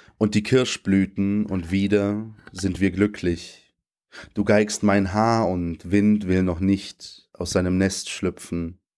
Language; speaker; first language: German; native; German